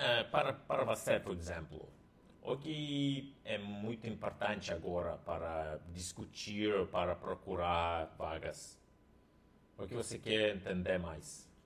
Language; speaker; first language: Portuguese; non-native, learner; Russian